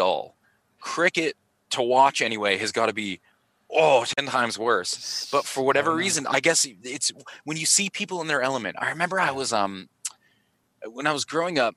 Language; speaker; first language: English; native; English